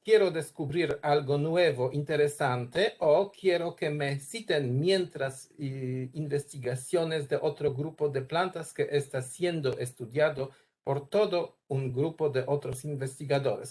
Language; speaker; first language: Spanish; non-native, learner; Polish